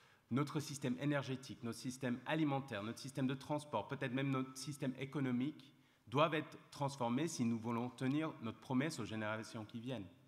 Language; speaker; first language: French; non-native, fluent; English